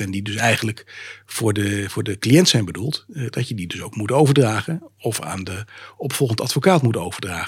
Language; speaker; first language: Dutch; native; Dutch